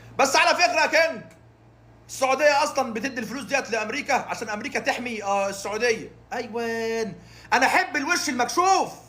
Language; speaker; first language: Arabic; native; Arabic